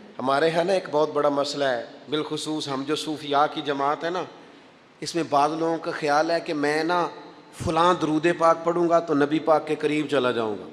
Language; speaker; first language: Urdu; non-native, local second language; Punjabi